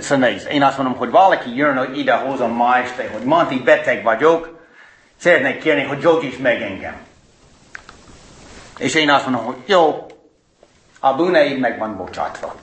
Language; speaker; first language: Hungarian; non-native, fluent; English